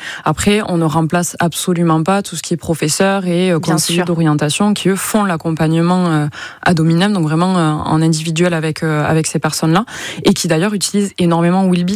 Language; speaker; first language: French; native; French